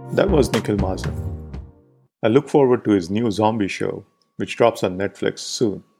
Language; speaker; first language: English; non-native, local second language; Marathi